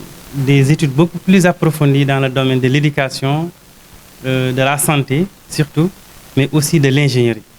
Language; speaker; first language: French; non-native, local second language; Wolof